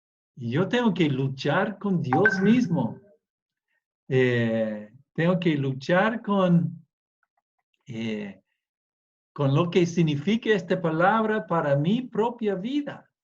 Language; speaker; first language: Spanish; non-native, fluent; English